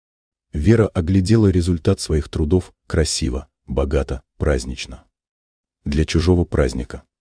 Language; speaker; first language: Russian; native; Russian